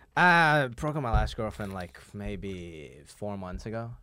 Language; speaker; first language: English; non-native, local second language; Cantonese